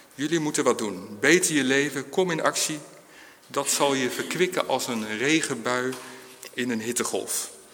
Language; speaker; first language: Dutch; native; Dutch